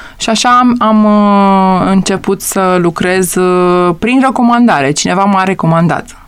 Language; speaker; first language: Romanian; native; Romanian